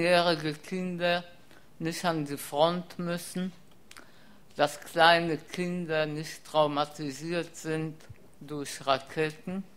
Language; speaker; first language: German; non-native, fluent; Polish